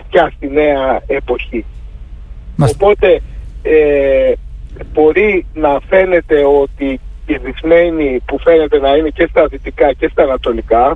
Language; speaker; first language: Greek; native; Greek